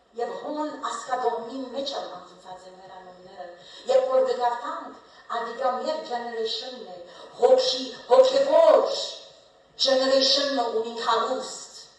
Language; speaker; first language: Armenian; early bilingual, heritage; Armenian